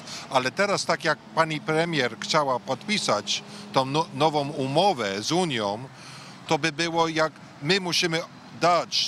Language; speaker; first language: Polish; early bilingual, heritage; English